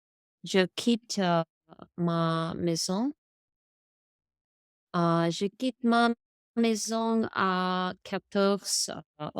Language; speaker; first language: French; non-native, learner; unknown